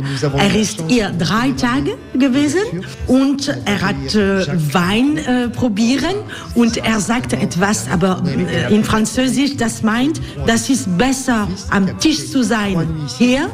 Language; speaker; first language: German; non-native, learner; French